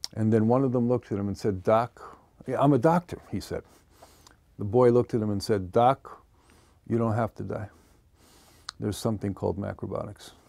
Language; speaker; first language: English; native; English